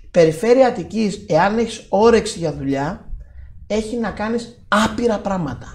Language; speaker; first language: Greek; native; Greek